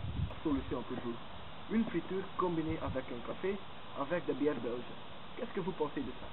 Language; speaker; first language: French; non-native, learner; Dutch